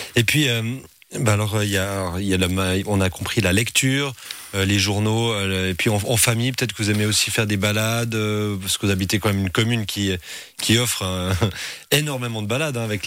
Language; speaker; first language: French; native; French